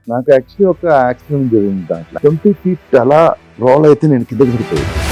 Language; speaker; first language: Telugu; non-native, fluent; Malayalam